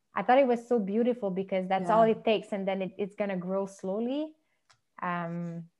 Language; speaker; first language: English; non-native, fluent; French